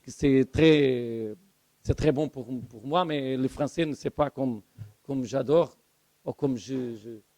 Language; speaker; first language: French; non-native, learner; Portuguese